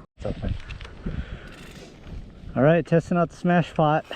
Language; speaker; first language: English; native; English